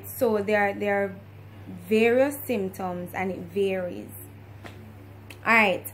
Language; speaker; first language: English; native; English